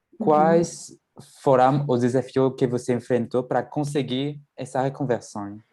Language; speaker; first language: Portuguese; non-native, fluent; French